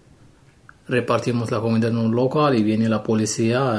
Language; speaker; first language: Spanish; non-native, learner; Arabic